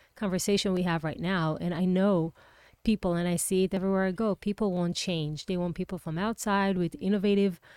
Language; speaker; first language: English; non-native, fluent; Hebrew